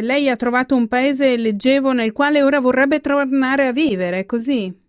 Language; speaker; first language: Italian; native; Italian